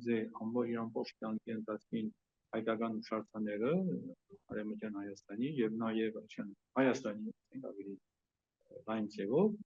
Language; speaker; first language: Armenian; early bilingual, heritage; Armenian